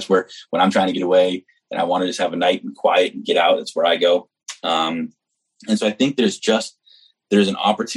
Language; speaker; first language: English; native; English